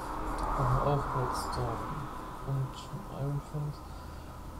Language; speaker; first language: German; native; German